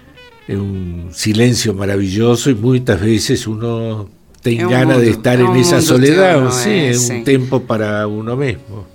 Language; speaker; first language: Portuguese; non-native, fluent; Spanish